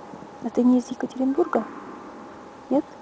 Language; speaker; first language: Russian; native; Russian